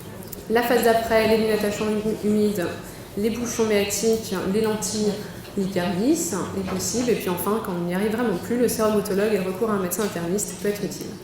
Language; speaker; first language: French; native; French